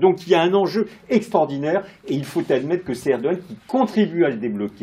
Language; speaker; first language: French; native; French